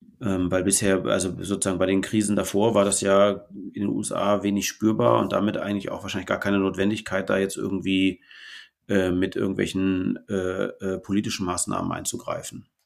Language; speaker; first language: German; native; German